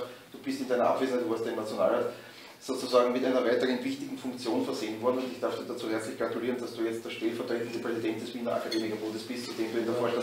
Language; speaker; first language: German; native; German